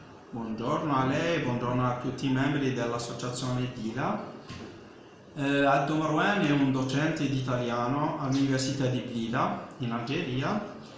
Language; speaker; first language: Italian; non-native, fluent; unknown